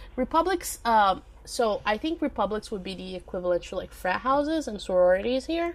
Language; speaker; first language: English; non-native, fluent; Portuguese